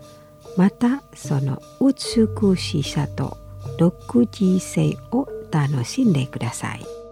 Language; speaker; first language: Japanese; non-native, fluent; Indonesian